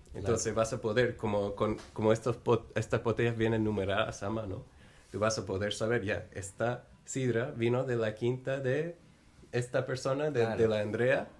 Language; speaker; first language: Spanish; non-native, fluent; English